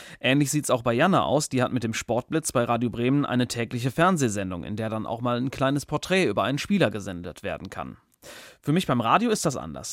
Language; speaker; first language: German; native; German